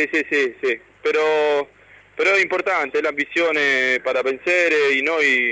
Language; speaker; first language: Italian; non-native, learner; Spanish